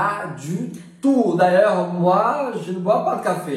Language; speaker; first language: French; non-native, fluent; Portuguese